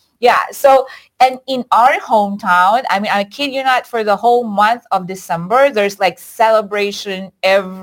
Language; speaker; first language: English; non-native, local second language; Iloko